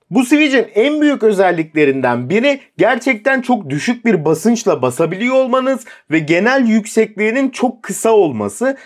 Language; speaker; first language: Turkish; native; Turkish